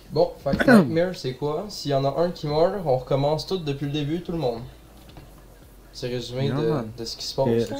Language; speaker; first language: French; native; French